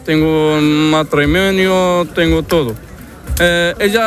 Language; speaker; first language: Spanish; non-native, learner; Arabic